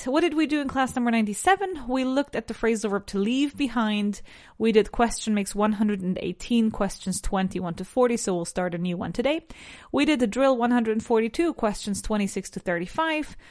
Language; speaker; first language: English; non-native, fluent; Spanish